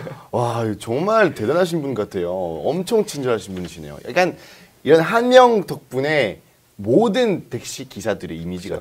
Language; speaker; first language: Korean; non-native, fluent; French